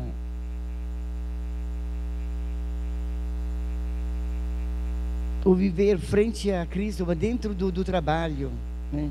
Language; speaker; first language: Portuguese; non-native, fluent; Italian